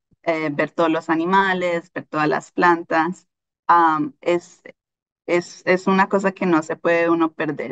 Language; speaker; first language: Spanish; early bilingual, heritage; Spanish